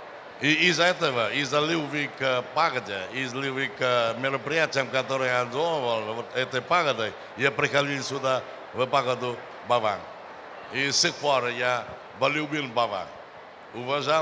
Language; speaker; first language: Russian; non-native, fluent; Vietnamese